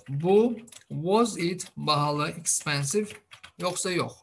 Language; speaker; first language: English; non-native, fluent; Azerbaijani